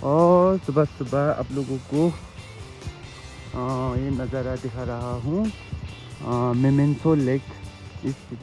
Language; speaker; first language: Hindi; non-native, local second language; Nepali